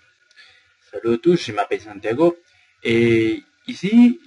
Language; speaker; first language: French; non-native, learner; Spanish